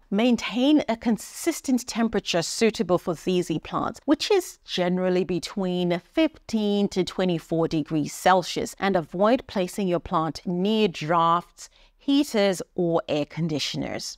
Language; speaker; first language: English; native; English